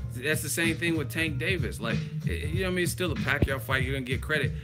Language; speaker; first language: English; native; English